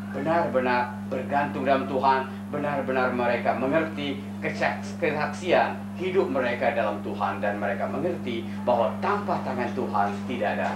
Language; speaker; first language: Indonesian; native; Indonesian